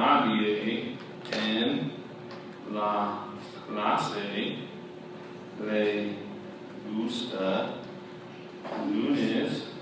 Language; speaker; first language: Spanish; non-native, fluent; English